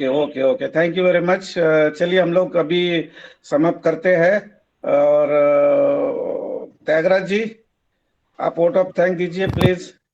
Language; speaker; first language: Hindi; native; Hindi